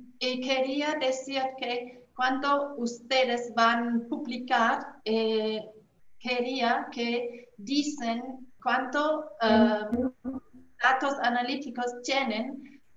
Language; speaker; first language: Spanish; non-native, fluent; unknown